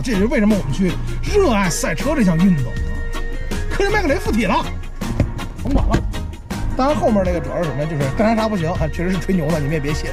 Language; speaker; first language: Chinese; native; Chinese